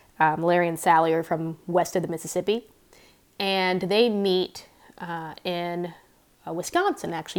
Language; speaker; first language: English; native; English